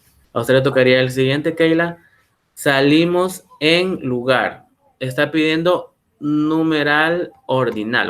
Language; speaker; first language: Spanish; native; Spanish